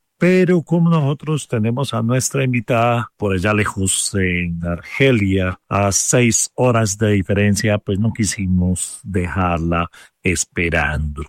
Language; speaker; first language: Spanish; native; Spanish